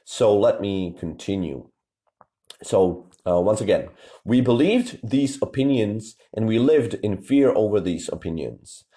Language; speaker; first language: English; non-native, fluent; Czech